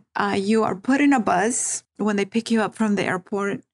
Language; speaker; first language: English; early bilingual, other home language; Spanish